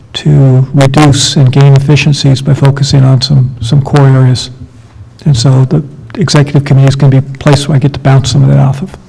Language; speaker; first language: English; native; English